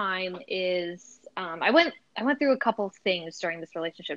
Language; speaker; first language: English; native; English